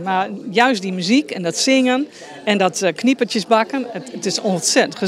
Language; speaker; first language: Dutch; native; Dutch